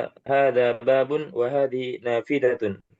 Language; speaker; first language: Arabic; non-native, learner; Indonesian